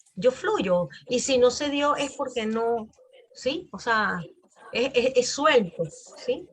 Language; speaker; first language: Spanish; native; Spanish